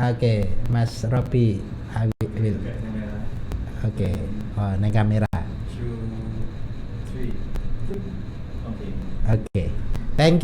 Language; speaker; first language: English; non-native, learner; Indonesian